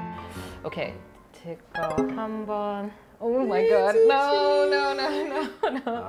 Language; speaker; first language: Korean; non-native, learner; English